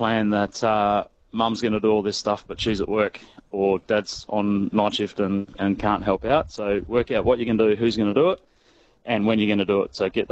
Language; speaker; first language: English; native; English